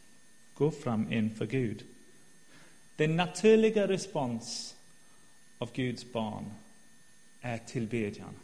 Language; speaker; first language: Swedish; non-native, fluent; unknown